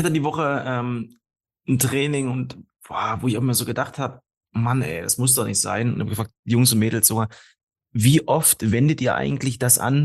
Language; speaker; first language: German; native; German